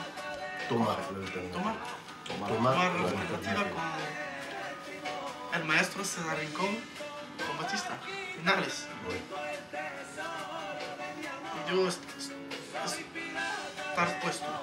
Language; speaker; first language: Spanish; non-native, learner; French